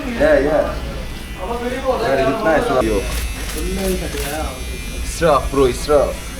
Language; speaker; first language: English; non-native, learner; Turkish